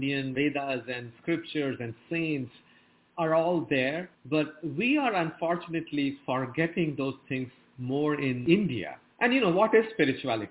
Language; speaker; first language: English; non-native, local second language; Bangla